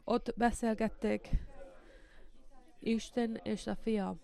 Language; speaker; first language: Hungarian; non-native, learner; Finnish